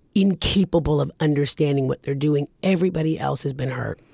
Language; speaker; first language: English; early bilingual, other home language; Japanese